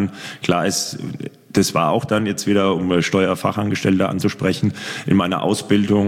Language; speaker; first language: German; native; German